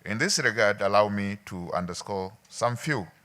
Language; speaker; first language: English; non-native, local second language; Swahili